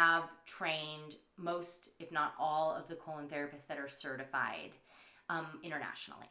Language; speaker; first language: English; native; English